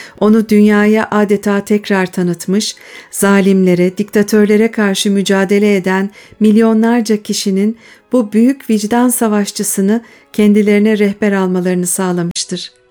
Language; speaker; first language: Turkish; native; Turkish